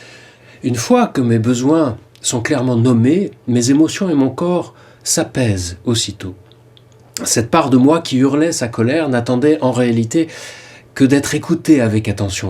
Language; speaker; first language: French; native; French